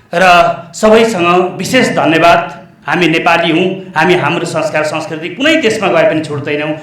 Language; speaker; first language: Nepali; native; Nepali